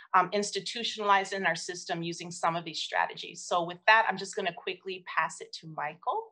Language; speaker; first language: English; native; English